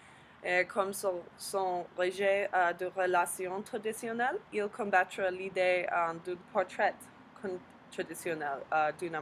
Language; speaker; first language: French; non-native, learner; English